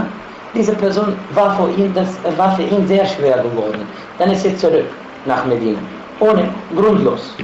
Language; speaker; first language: German; non-native, fluent; Arabic